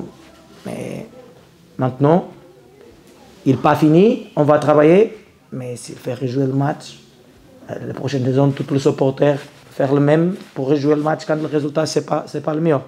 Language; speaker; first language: French; non-native, learner; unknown